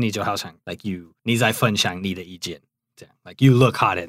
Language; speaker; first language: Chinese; non-native, fluent; English